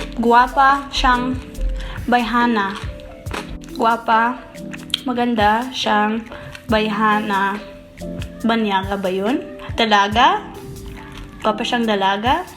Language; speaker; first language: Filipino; non-native, fluent; English